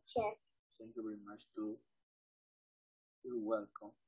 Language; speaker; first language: English; non-native, fluent; Spanish